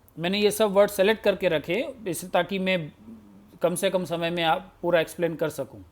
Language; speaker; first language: Hindi; native; Hindi